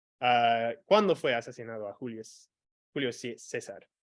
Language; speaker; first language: Spanish; non-native, fluent; English